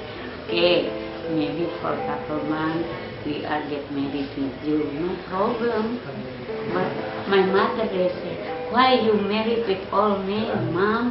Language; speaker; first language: English; non-native, learner; Indonesian